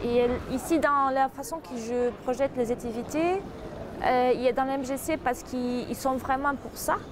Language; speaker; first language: French; non-native, fluent; Portuguese